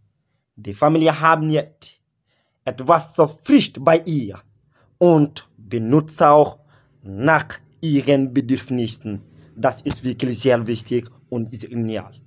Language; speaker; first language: German; non-native, learner; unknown